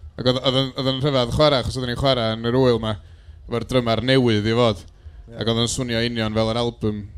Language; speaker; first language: Welsh; native; Welsh